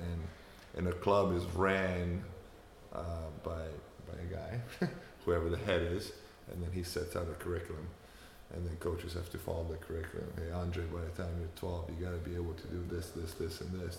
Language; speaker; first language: English; non-native, fluent; Romanian